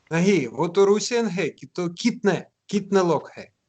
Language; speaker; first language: Hindi; non-native, learner; Russian